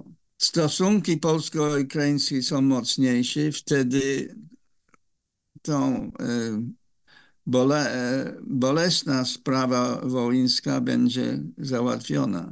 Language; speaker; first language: Polish; non-native, fluent; English